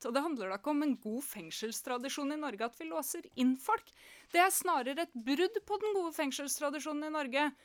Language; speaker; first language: Norwegian; native; Norwegian